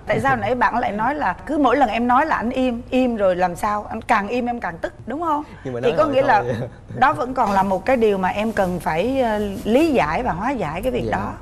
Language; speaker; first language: Vietnamese; native; Vietnamese